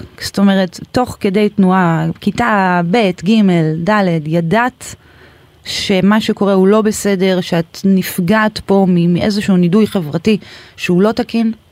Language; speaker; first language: Hebrew; native; Hebrew